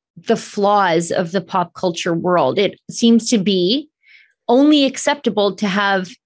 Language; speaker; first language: English; native; English